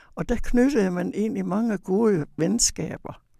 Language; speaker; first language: Danish; native; Danish